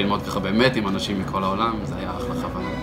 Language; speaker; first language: Hebrew; native; Hebrew